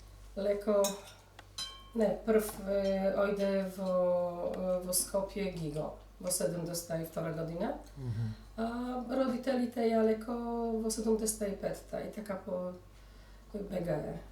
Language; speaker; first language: Macedonian; early bilingual, heritage; Polish